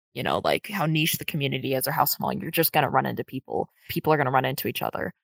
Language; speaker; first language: English; native; English